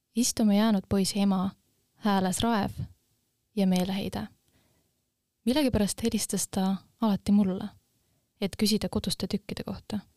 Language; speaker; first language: Estonian; non-native, local second language; Russian